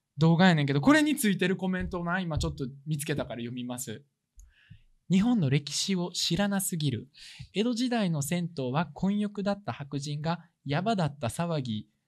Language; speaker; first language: Japanese; early bilingual, other home language; Russian